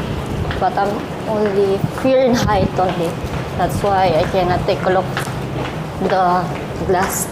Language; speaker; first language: English; non-native, learner; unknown